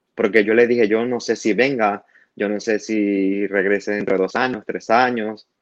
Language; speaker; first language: Spanish; native; Spanish